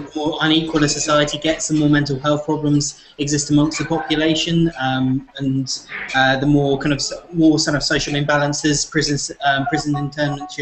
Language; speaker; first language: English; native; English